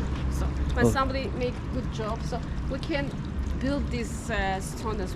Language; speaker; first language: English; non-native, learner; Armenian